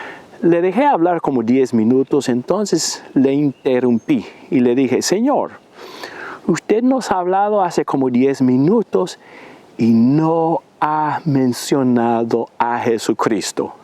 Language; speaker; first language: Spanish; non-native, fluent; English